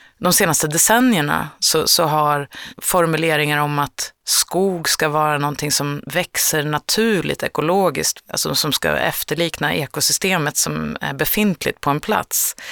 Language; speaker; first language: Swedish; native; Swedish